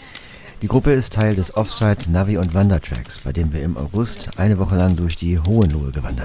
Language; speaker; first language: German; native; German